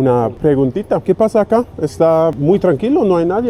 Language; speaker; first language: Spanish; non-native, learner; German